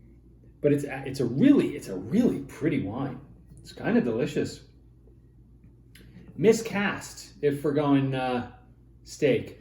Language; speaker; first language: English; native; English